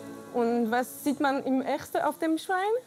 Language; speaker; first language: German; non-native, learner; French